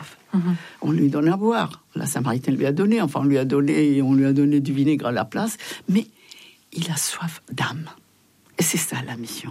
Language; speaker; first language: French; non-native, fluent; Spanish